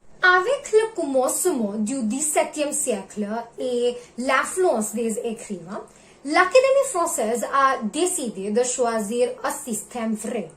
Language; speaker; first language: French; non-native, learner; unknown